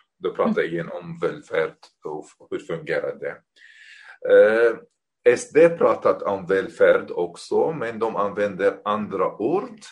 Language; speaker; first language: Swedish; non-native, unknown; Arabic